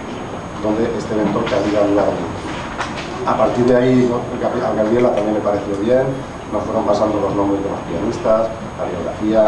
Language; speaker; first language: Spanish; non-native, local second language; Catalan